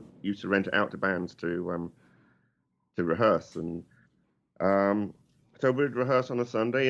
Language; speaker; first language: English; native; English